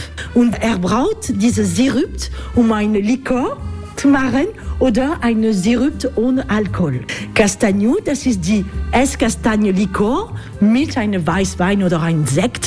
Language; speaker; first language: German; non-native, learner; French